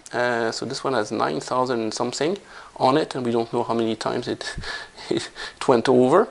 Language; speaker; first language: English; non-native, fluent; French